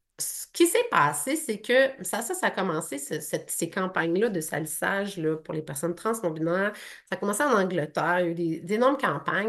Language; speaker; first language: French; native; French